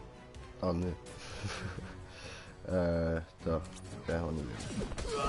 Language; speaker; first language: German; native; German